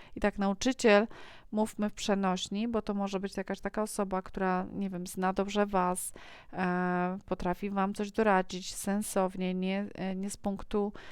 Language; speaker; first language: Polish; native; Polish